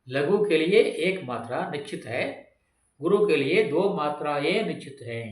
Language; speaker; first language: Hindi; non-native, local second language; Tamil